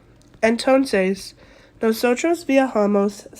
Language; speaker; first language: Spanish; non-native, learner; English